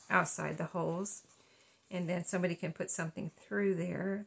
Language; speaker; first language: English; native; English